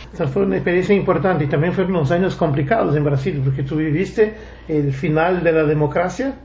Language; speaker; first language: Spanish; non-native, fluent; Portuguese